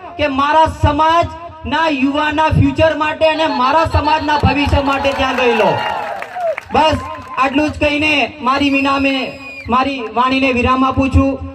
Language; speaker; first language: Gujarati; non-native, local second language; Rathawi